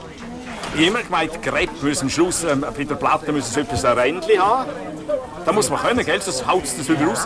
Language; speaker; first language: German; native; German